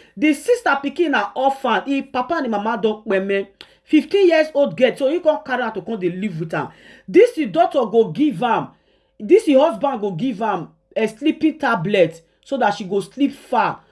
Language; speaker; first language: Nigerian Pidgin; native; Nigerian Pidgin